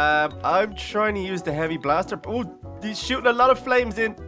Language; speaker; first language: English; native; English